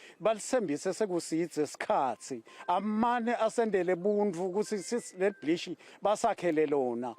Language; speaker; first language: Zulu; non-native, local second language; Swati